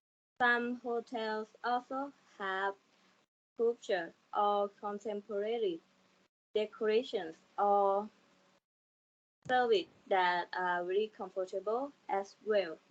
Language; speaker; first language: English; non-native, learner; Thai